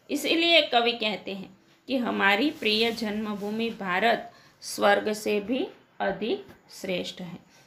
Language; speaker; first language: Hindi; non-native, local second language; Gujarati